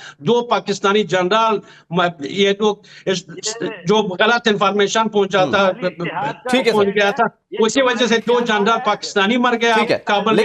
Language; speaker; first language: Hindi; non-native, fluent; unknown